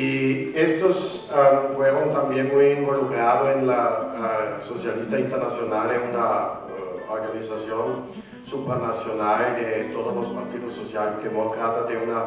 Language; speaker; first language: Spanish; non-native, fluent; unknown